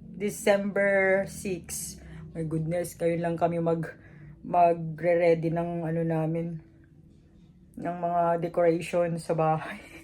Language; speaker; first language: Filipino; non-native, local second language; Iloko